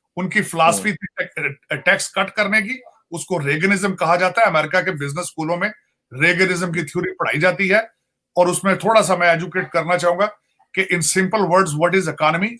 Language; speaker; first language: Urdu; non-native, local second language; Punjabi